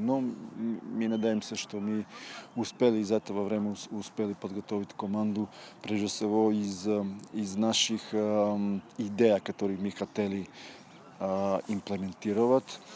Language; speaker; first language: Russian; non-native, fluent; Serbian